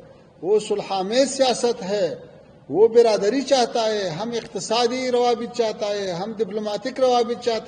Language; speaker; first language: Hindi; non-native, fluent; Pashto